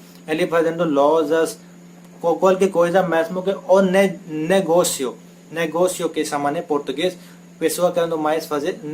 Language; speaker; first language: Portuguese; non-native, learner; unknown